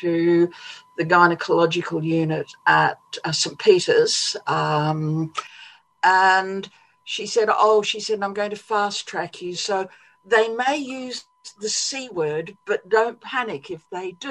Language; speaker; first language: English; native; English